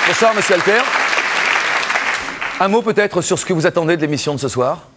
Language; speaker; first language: French; native; French